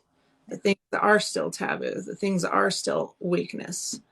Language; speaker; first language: English; native; English